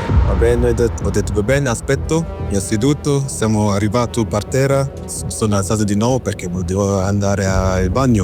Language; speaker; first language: Italian; non-native, fluent; German